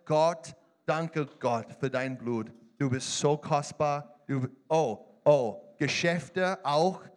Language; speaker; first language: German; non-native, learner; English